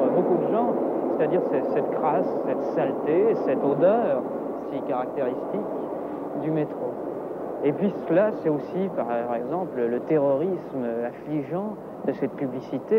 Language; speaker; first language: French; native; French